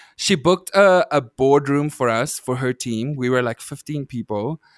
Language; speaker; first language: English; non-native, local second language; Afrikaans